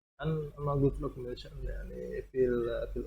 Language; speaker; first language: Arabic; non-native, fluent; Indonesian